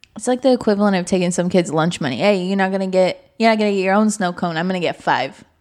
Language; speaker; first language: English; native; English